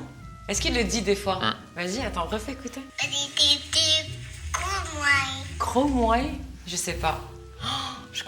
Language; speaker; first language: French; native; French